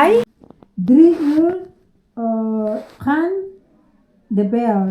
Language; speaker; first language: Dutch; non-native, learner; Iloko